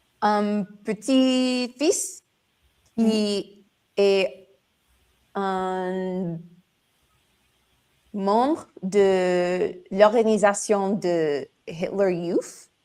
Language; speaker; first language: French; non-native, learner; English